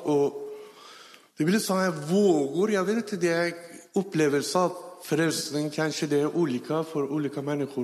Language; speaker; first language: Swedish; non-native, fluent; Persian